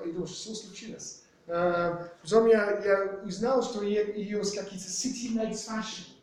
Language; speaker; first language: Russian; non-native, fluent; English